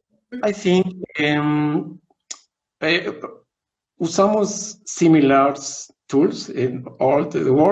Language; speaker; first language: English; non-native, learner; Spanish